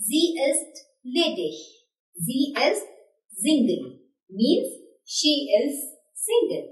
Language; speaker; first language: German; non-native, fluent; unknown